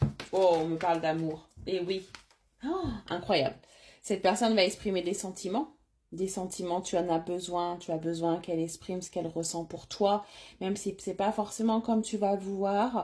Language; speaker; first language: French; native; French